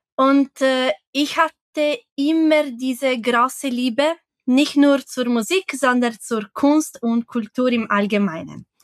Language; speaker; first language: German; non-native, fluent; Italian